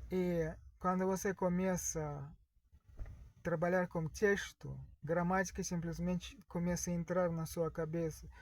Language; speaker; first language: Portuguese; non-native, learner; Russian